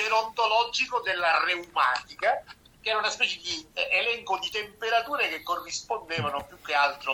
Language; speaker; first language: Italian; native; Italian